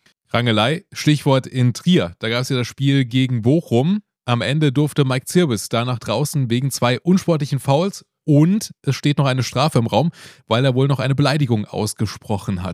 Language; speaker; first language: German; native; German